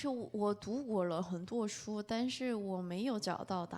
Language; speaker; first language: Chinese; non-native, fluent; Korean